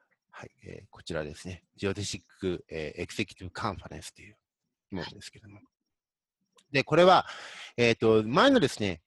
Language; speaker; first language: Japanese; native; Japanese